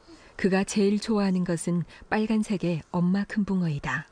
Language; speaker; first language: Korean; native; Korean